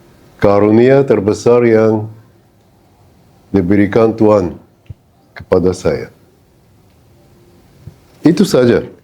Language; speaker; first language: Indonesian; non-native, fluent; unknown